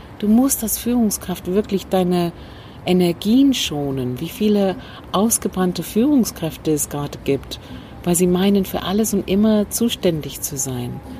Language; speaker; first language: German; non-native, fluent; English